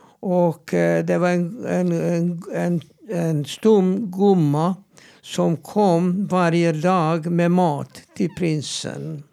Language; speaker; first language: Swedish; non-native, fluent; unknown